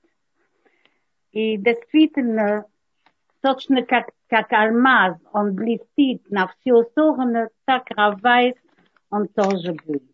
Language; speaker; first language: Russian; non-native, learner; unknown